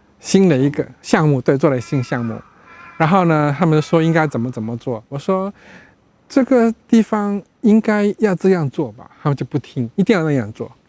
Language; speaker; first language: Chinese; native; Chinese